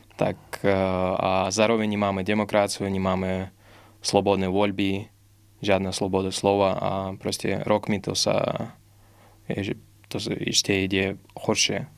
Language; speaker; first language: Slovak; non-native, fluent; Russian